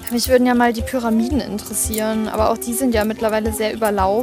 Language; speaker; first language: German; native; German